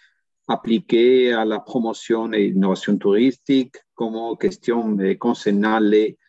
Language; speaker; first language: French; non-native, learner; Spanish